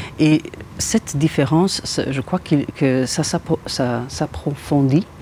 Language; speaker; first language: French; non-native, local second language; Arabic